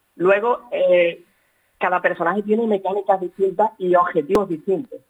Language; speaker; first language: Spanish; native; Spanish